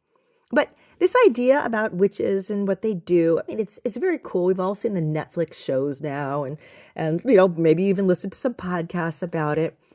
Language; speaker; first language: English; native; English